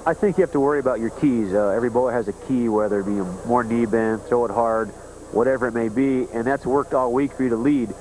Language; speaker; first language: English; native; English